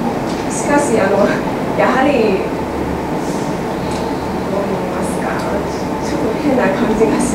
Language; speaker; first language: Japanese; non-native, fluent; Chinese